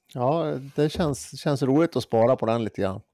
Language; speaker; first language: Swedish; native; Swedish